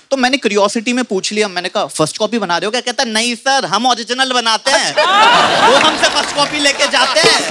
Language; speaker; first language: Hindi; native; Hindi